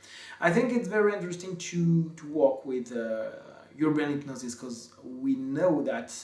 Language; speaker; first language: English; non-native, fluent; French